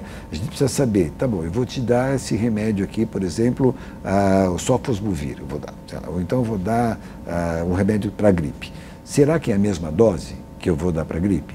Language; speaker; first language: Portuguese; native; Portuguese